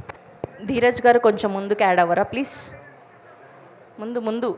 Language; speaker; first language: Telugu; native; Telugu